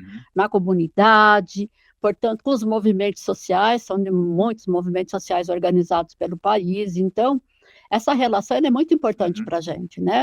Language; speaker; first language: Portuguese; native; Portuguese